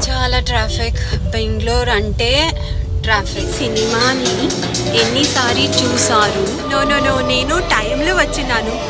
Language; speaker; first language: Telugu; non-native, learner; Kannada